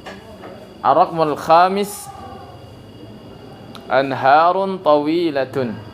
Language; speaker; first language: Arabic; non-native, fluent; Indonesian